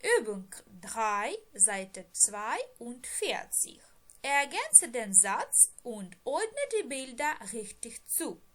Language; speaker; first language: German; non-native, fluent; Ukrainian